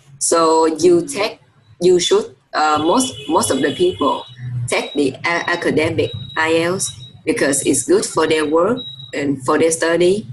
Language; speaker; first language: English; non-native, fluent; Vietnamese